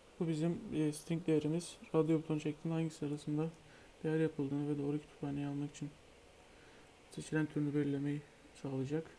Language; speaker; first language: Turkish; native; Turkish